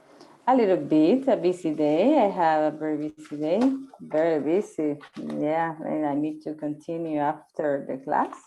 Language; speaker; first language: English; non-native, learner; Spanish